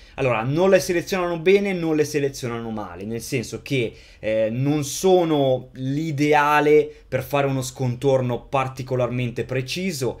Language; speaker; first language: Italian; native; Italian